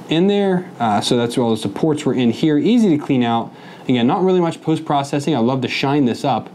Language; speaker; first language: English; native; English